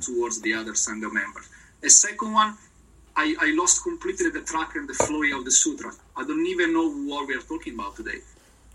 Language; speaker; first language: English; non-native, learner; Italian